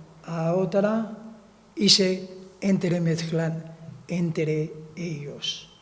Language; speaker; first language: Spanish; non-native, fluent; Arabic